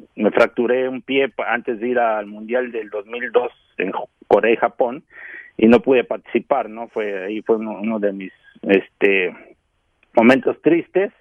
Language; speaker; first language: Spanish; native; Spanish